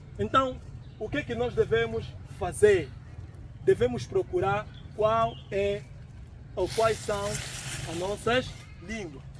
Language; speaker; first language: Portuguese; native; Portuguese